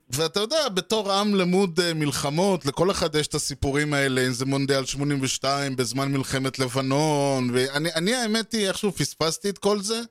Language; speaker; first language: Hebrew; native; Hebrew